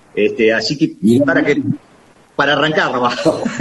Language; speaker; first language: Spanish; native; Spanish